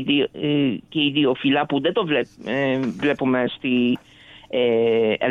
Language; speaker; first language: Greek; early bilingual, other home language; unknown